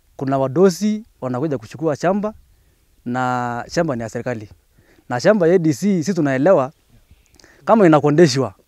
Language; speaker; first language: Swahili; native; Swahili